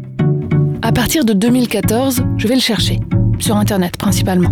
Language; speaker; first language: French; native; French